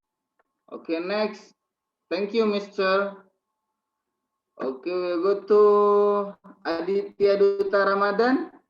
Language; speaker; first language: English; non-native, learner; Indonesian